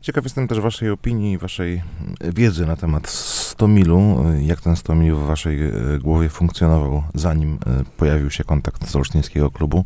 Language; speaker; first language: Polish; native; Polish